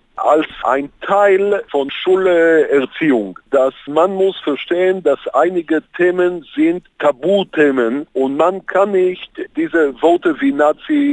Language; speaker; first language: German; non-native, fluent; Hebrew